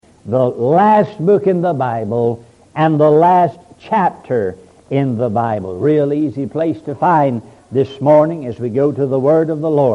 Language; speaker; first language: English; native; English